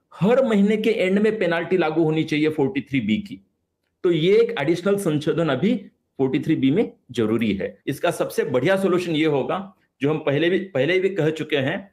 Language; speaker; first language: Hindi; non-native, local second language; Marathi